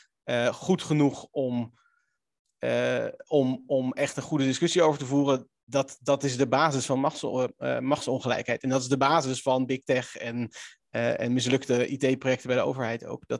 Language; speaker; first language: Dutch; native; Dutch